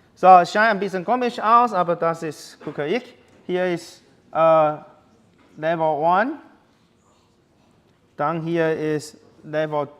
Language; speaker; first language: German; non-native, learner; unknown